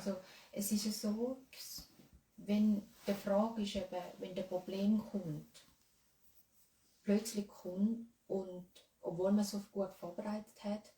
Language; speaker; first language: German; non-native, learner; Thai